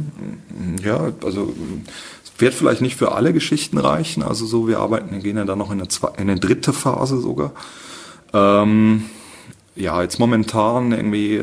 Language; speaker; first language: German; native; German